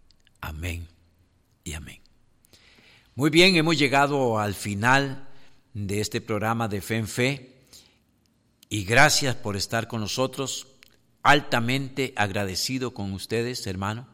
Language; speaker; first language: Spanish; native; Spanish